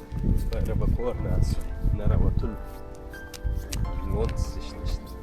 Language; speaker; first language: German; non-native, learner; Pashto